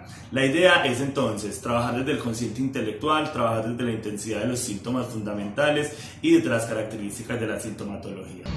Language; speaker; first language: Spanish; native; Spanish